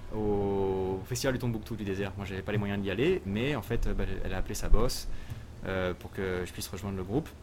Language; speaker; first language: French; native; French